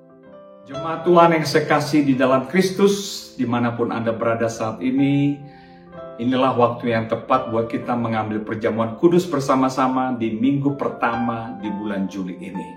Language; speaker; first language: Indonesian; native; Indonesian